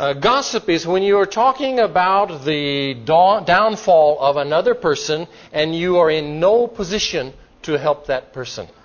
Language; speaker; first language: English; native; English